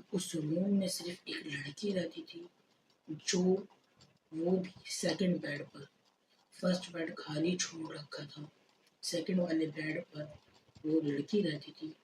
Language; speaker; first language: Urdu; native; Urdu